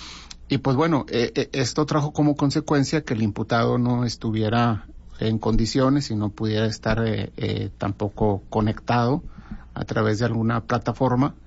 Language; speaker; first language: Spanish; native; Spanish